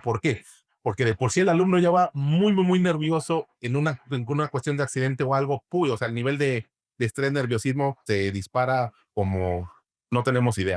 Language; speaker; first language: Spanish; native; Spanish